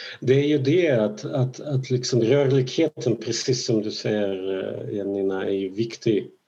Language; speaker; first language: Swedish; non-native, fluent; Russian